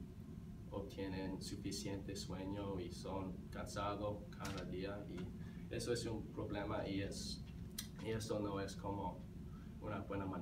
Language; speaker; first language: Spanish; non-native, learner; English